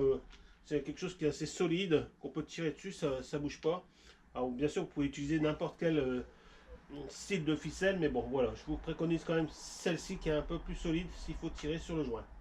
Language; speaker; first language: French; native; French